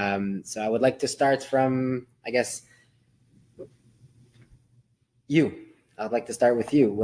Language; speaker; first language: English; native; English